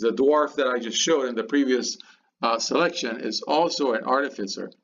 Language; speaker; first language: English; native; English